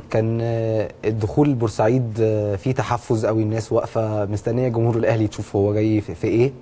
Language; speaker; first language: Egyptian Arabic; native; Egyptian Arabic